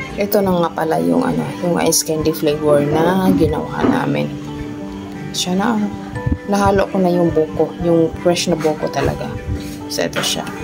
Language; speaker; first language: Filipino; non-native, local second language; Cebuano